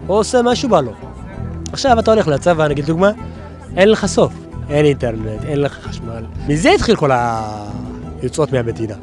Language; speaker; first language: Hebrew; non-native, fluent; Tigrinya